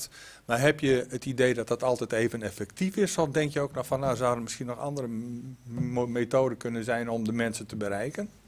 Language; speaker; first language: Dutch; native; Dutch